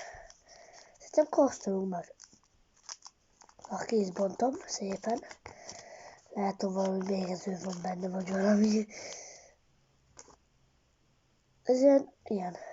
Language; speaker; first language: Hungarian; early bilingual, heritage; Hungarian